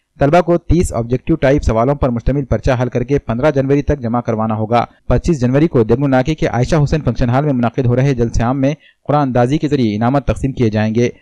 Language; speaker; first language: Urdu; native; Urdu